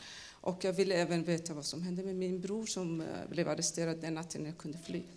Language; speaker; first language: Swedish; non-native, fluent; Persian